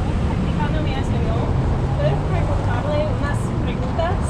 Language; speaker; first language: Spanish; non-native, learner; English